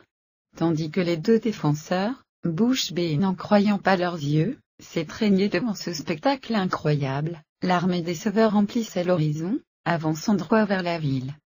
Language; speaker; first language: French; native; French